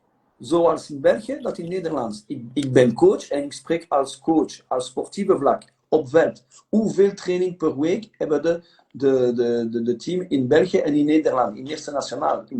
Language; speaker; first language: Dutch; non-native, local second language; French